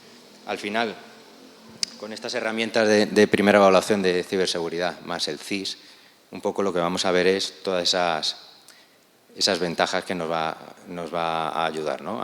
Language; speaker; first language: Spanish; native; Spanish